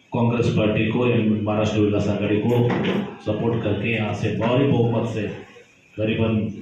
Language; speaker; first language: Hindi; non-native, local second language; Kannada